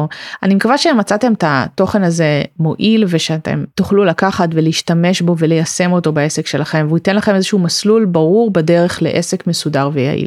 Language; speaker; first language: Hebrew; native; Hebrew